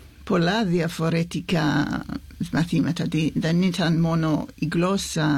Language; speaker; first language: Greek; non-native, fluent; English